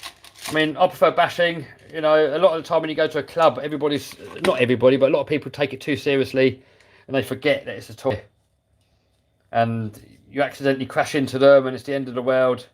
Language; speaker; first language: English; native; English